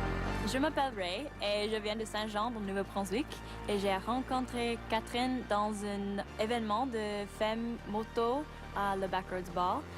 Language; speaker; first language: French; non-native, learner; English